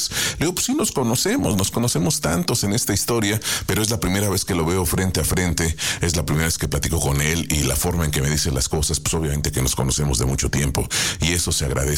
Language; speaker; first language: Spanish; native; Spanish